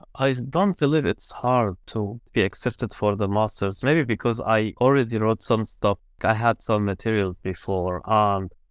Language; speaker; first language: English; non-native, fluent; Arabic